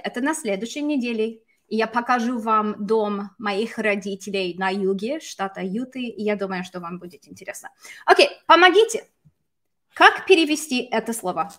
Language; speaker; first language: Russian; non-native, fluent; English